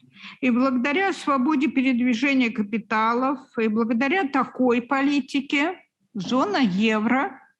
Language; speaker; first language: Russian; native; Russian